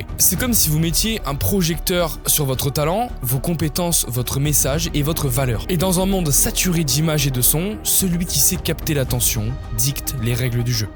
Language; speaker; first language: French; native; French